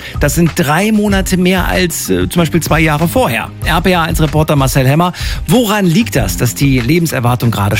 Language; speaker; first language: German; native; German